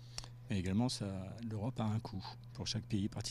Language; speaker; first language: French; native; French